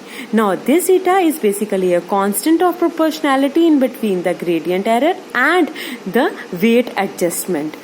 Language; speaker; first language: English; non-native, local second language; Hindi